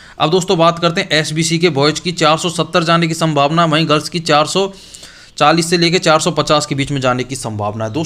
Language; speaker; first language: Hindi; native; Hindi